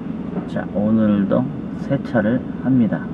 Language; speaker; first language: Korean; native; Korean